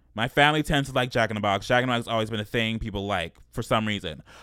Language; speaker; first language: English; native; English